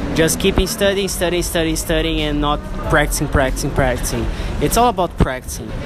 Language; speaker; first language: English; non-native, fluent; Portuguese